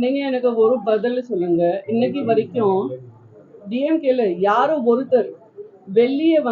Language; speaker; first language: Tamil; non-native, learner; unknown